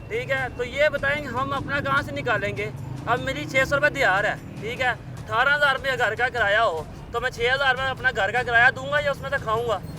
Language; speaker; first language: Urdu; non-native, local second language; Punjabi